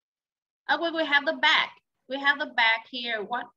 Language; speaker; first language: English; non-native, learner; Vietnamese